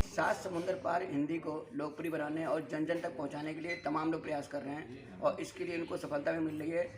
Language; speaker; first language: Hindi; native; Hindi